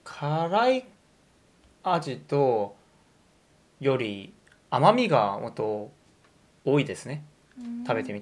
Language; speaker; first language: Japanese; non-native, fluent; Korean